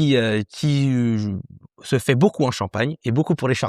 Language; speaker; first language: French; native; French